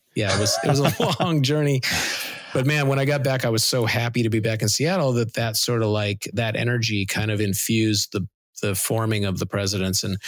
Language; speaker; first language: English; native; English